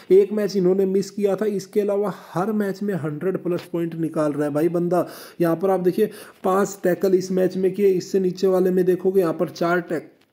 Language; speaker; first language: Hindi; native; Hindi